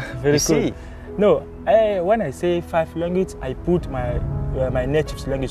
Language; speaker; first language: English; non-native, learner; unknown